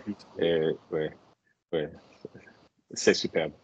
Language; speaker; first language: French; non-native, fluent; English